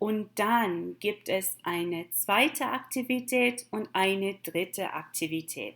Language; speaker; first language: German; non-native, fluent; English